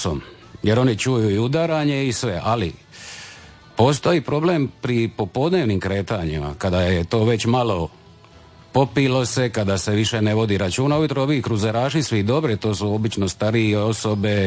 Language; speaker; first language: Serbian; native; Serbian